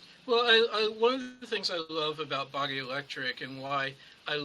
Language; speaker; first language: English; native; English